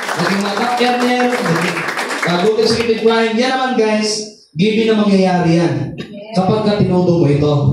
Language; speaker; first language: Filipino; non-native, local second language; Masbatenyo